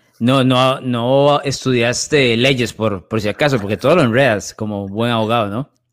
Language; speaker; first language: Spanish; native; Spanish